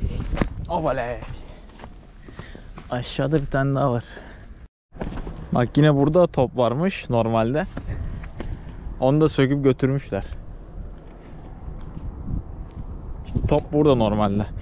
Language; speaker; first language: Turkish; native; Turkish